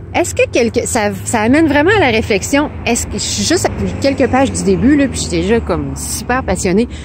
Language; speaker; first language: French; native; French